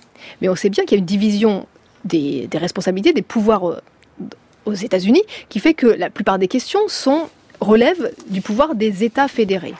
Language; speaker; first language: French; native; French